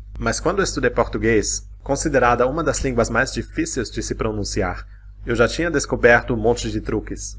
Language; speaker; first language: Portuguese; non-native, fluent; German